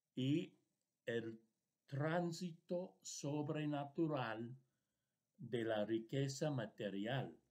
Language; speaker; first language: Spanish; non-native, fluent; English